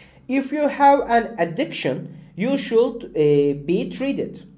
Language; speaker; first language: English; non-native, fluent; Turkish